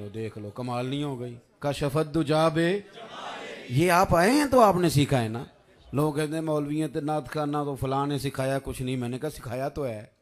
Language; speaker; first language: Urdu; non-native, local second language; Punjabi